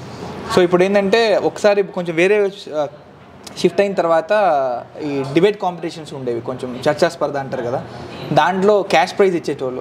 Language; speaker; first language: Telugu; native; Telugu